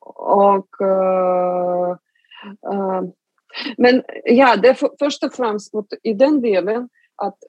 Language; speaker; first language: Swedish; non-native, fluent; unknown